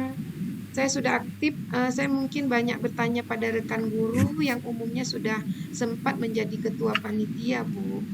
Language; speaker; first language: Indonesian; native; Indonesian